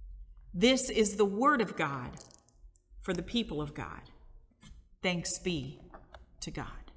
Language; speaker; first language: English; native; English